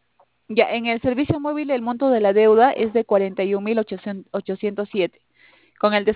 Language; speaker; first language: Spanish; native; Spanish